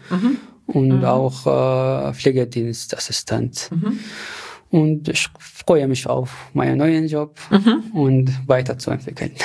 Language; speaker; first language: German; non-native, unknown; Arabic